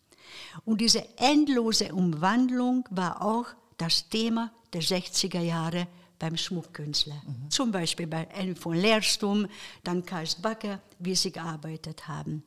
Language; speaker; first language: German; non-native, fluent; Hungarian